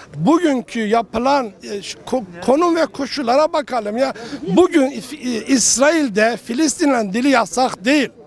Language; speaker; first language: Turkish; non-native, local second language; Kurdish